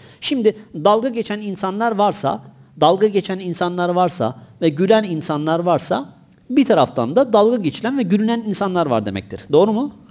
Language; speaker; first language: Turkish; native; Turkish